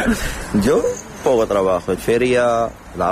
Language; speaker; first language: Spanish; non-native, learner; Arabic